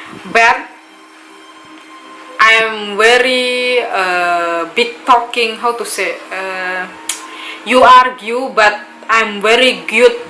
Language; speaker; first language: English; non-native, local second language; Indonesian